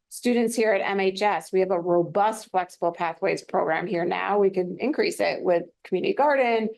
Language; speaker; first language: English; native; English